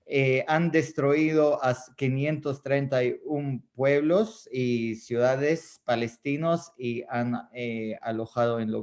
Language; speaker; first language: Spanish; non-native, fluent; Arabic